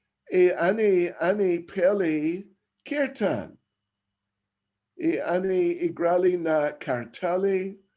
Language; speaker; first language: Russian; non-native, learner; English